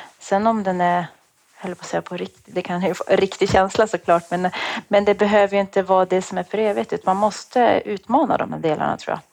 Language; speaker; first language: Swedish; native; Swedish